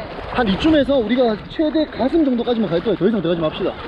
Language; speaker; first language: Korean; native; Korean